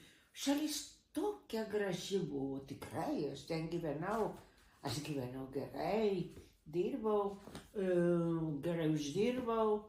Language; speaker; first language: Lithuanian; early bilingual, heritage; Lithuanian